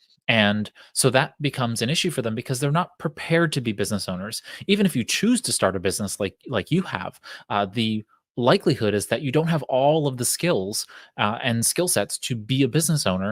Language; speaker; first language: English; native; English